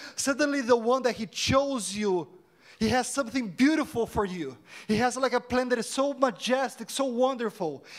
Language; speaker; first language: English; non-native, fluent; Portuguese